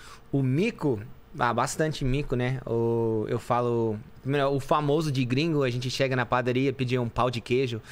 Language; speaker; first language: Portuguese; non-native, fluent; English